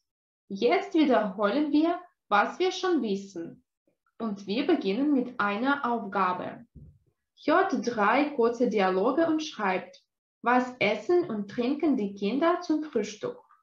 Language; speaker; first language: German; non-native, fluent; Russian